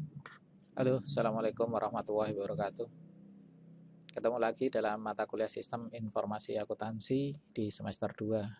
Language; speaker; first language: Indonesian; native; Indonesian